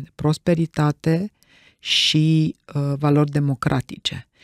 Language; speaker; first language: Romanian; native; Romanian